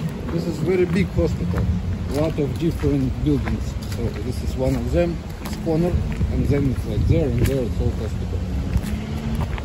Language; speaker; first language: English; non-native, fluent; Russian